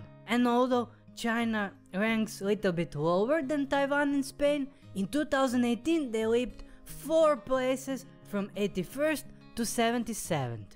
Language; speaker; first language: English; non-native, fluent; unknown